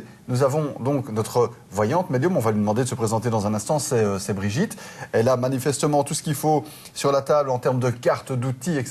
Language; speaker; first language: French; native; French